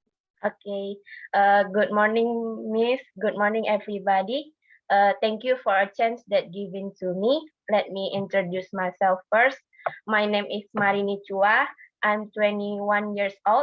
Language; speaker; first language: English; non-native, learner; Indonesian